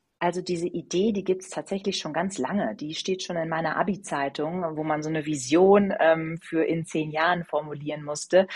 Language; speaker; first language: German; native; German